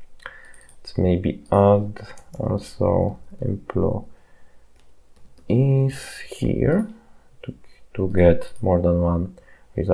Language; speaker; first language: English; non-native, fluent; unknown